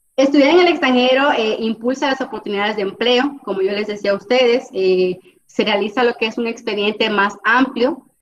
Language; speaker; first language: Spanish; native; Spanish